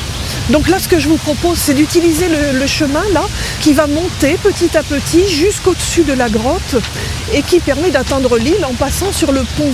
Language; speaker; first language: French; native; French